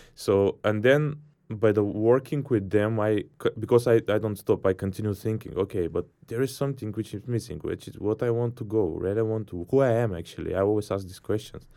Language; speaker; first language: English; non-native, fluent; Bulgarian